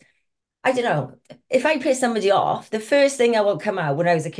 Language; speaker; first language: English; native; English